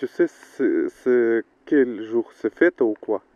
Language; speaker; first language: French; non-native, learner; Russian